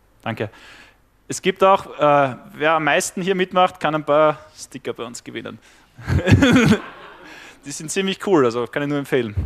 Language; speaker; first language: German; native; German